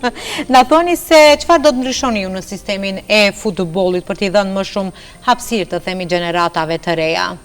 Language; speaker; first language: Albanian; native; Albanian